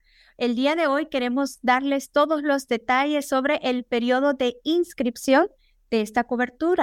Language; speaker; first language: Spanish; native; Spanish